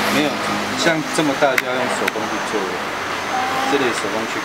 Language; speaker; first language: Chinese; native; Chinese